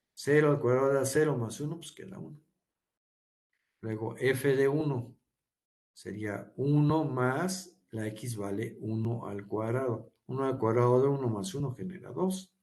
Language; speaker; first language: Spanish; native; Spanish